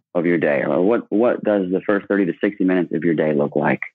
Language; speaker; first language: English; native; English